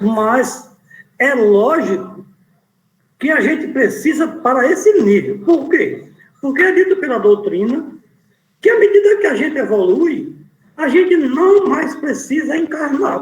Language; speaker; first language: Portuguese; native; Portuguese